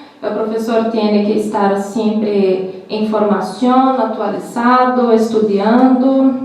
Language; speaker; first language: Spanish; non-native, learner; Portuguese